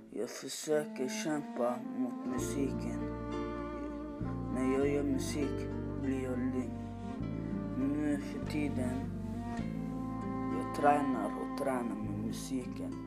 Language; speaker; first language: Swedish; non-native, learner; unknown